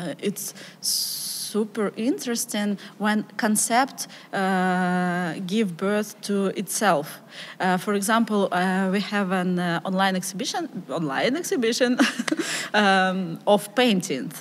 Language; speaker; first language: English; non-native, learner; Ukrainian